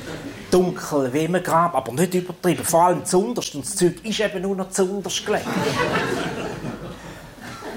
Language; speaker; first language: German; native; German